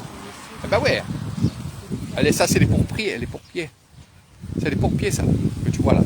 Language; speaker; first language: French; native; French